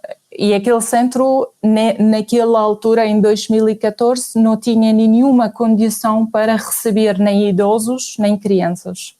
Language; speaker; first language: Portuguese; non-native, fluent; Arabic